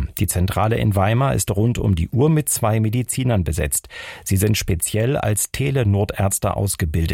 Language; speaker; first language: German; native; German